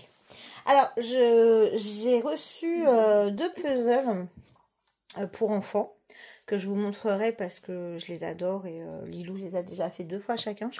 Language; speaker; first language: French; native; French